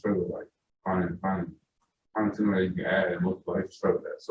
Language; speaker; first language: English; native; English